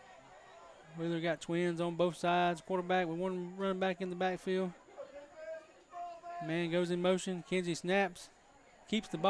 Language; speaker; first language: English; native; English